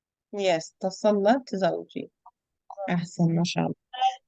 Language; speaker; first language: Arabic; non-native, fluent; Urdu